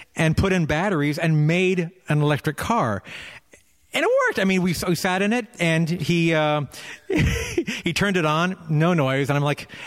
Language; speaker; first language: English; native; English